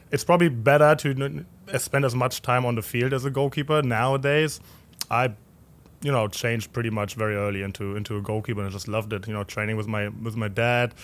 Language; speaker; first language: English; non-native, fluent; German